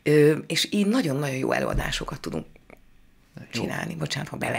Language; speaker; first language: Hungarian; native; Hungarian